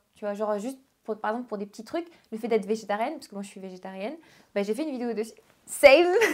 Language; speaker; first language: French; early bilingual, other home language; Arabic